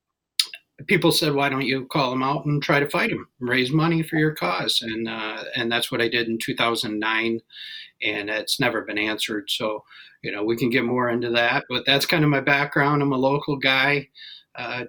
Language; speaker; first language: English; native; English